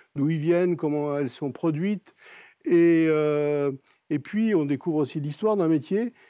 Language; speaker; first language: French; native; French